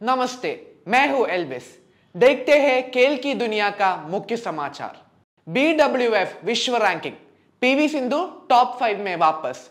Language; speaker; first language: Hindi; non-native, local second language; Malayalam